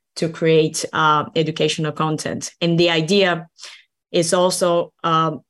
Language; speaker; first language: English; non-native, fluent; Portuguese